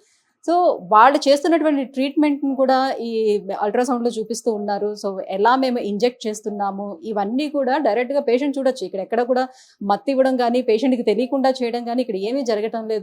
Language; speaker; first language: Telugu; native; Telugu